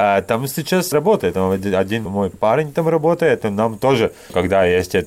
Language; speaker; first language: Russian; non-native, learner; Latvian